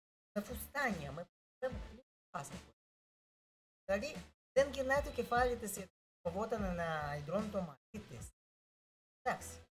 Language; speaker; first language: Greek; non-native, learner; Russian